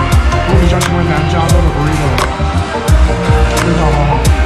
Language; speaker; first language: Chinese; non-native, fluent; English